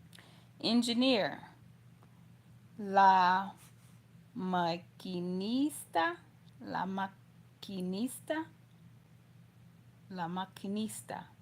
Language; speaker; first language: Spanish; non-native, learner; English